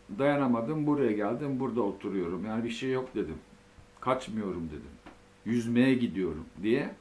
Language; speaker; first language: Turkish; early bilingual, other home language; Finnish